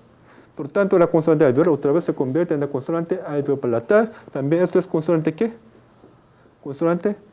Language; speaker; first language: Spanish; non-native, fluent; Korean